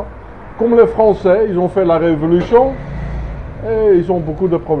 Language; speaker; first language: French; non-native, learner; English